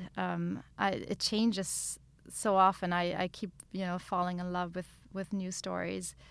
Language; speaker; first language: English; non-native, fluent; German